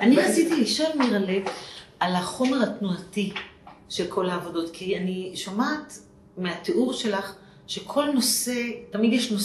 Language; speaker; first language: Hebrew; native; Hebrew